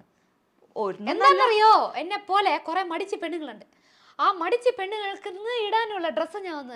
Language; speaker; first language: Malayalam; non-native, local second language; Tamil